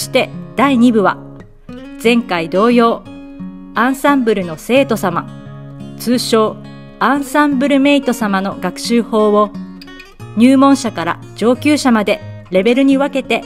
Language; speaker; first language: Japanese; native; Japanese